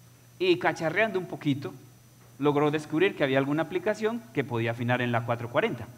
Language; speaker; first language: Spanish; native; Spanish